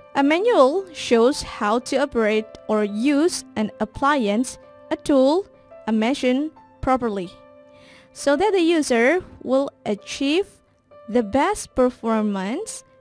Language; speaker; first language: English; non-native, fluent; Indonesian